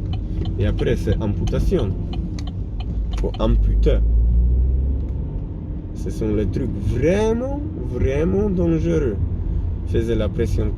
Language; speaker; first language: French; non-native, fluent; Polish